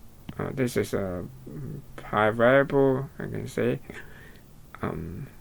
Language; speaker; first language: English; non-native, fluent; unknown